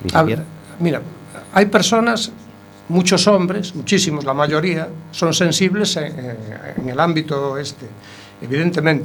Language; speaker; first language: Spanish; native; Spanish